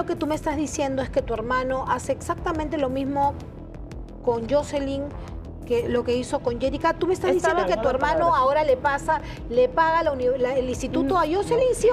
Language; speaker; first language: Spanish; native; Spanish